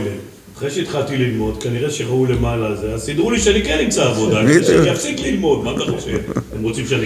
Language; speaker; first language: Hebrew; native; Hebrew